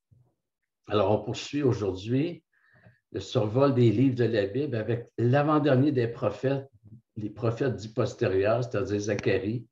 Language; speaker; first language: French; native; French